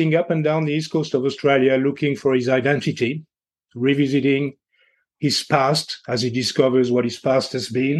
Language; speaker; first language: English; non-native, fluent; French